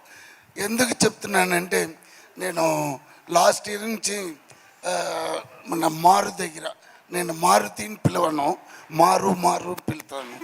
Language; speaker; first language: Telugu; non-native, learner; Tamil